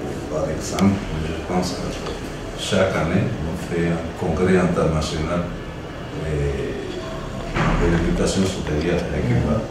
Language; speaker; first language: French; non-native, learner; Spanish